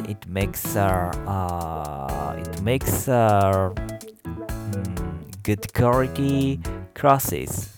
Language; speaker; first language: English; non-native, learner; Japanese